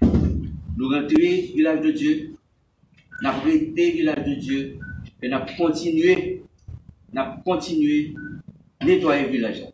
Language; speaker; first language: French; non-native, local second language; Haitian Creole